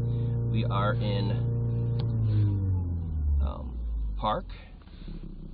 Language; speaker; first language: English; native; English